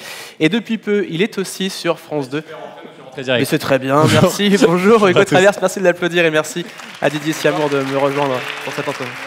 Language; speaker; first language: French; native; French